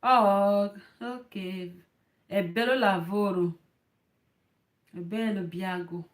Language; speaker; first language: Italian; non-native, learner; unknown